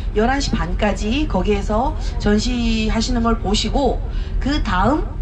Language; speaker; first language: Korean; early bilingual, heritage; Korean